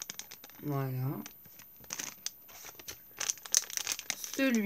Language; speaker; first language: French; native; French